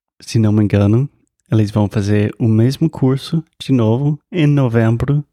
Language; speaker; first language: Portuguese; non-native, fluent; English